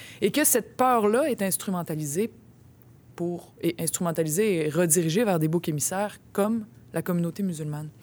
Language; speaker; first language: French; native; French